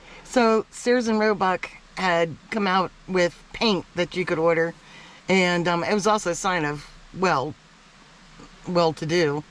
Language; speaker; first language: English; native; English